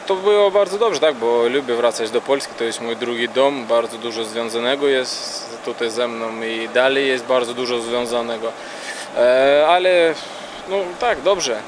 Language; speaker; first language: Polish; non-native, fluent; Latvian